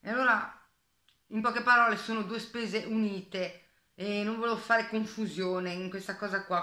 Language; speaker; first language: Italian; native; Italian